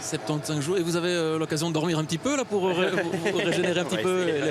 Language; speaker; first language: French; native; French